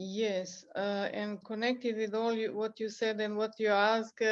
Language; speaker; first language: English; non-native, fluent; Serbian